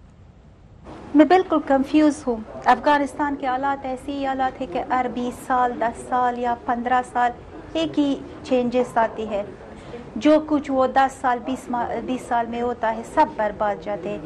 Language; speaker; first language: Hindi; non-native, fluent; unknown